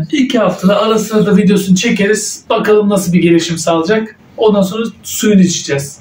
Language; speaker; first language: Turkish; native; Turkish